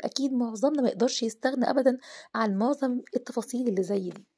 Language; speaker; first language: Arabic; native; Arabic